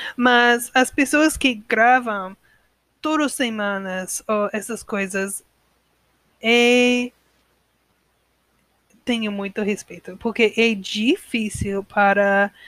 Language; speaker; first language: Portuguese; non-native, learner; English